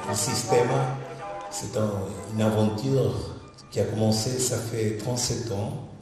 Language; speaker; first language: French; non-native, fluent; Spanish